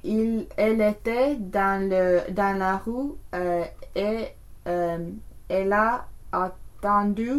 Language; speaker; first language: French; non-native, learner; English